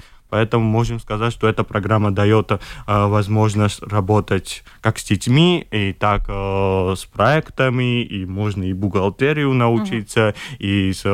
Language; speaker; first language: Russian; non-native, fluent; Georgian